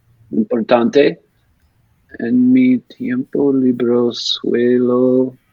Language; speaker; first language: Spanish; non-native, learner; English